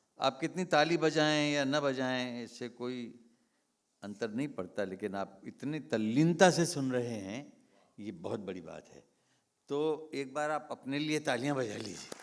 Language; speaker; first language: Hindi; native; Hindi